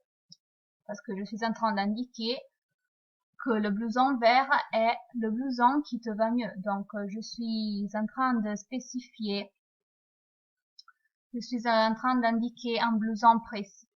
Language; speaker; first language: French; non-native, fluent; Italian